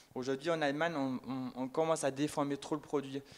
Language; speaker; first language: French; non-native, fluent; German